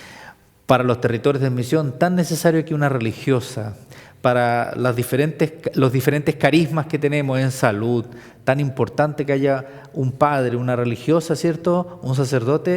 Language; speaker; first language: Spanish; native; Spanish